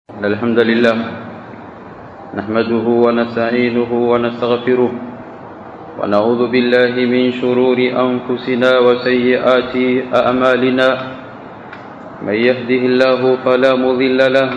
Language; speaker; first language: Arabic; non-native, fluent; Swahili